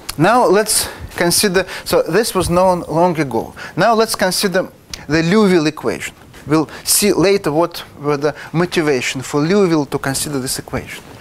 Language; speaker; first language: English; non-native, fluent; Russian